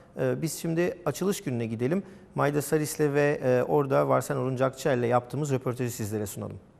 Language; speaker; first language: Turkish; native; Turkish